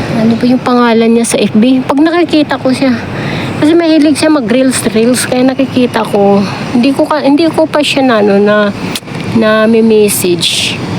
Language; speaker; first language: Filipino; non-native, local second language; Cebuano